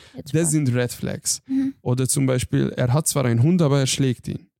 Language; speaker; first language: German; non-native, fluent; Hungarian